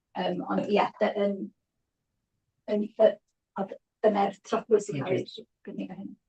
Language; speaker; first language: Welsh; native; Welsh